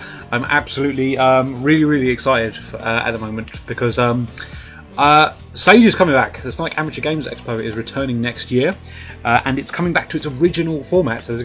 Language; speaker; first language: English; native; English